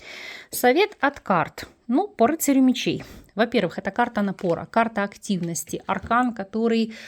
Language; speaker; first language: Russian; native; Russian